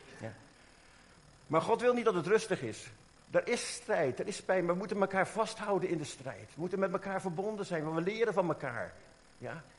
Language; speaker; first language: Dutch; native; Dutch